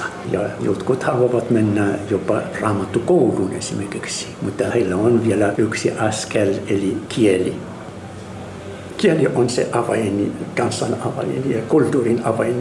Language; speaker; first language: Finnish; non-native, fluent; Arabic